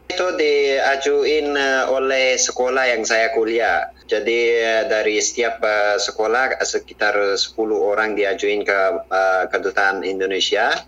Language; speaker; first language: Indonesian; non-native, fluent; Persian